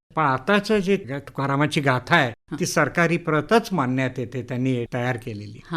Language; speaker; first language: Marathi; native; Marathi